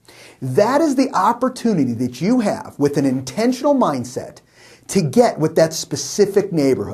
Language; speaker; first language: English; native; English